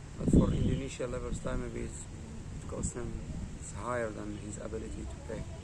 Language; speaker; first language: English; non-native, learner; Arabic